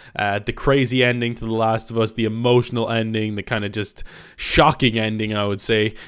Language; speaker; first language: English; native; English